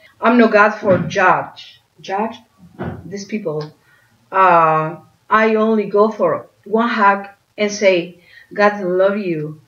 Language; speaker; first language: English; non-native, learner; Spanish